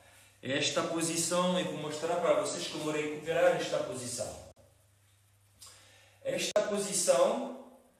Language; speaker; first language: Portuguese; non-native, fluent; French